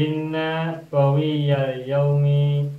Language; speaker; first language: Arabic; non-native, fluent; Indonesian